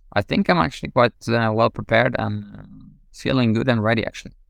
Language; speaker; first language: English; non-native, fluent; Norwegian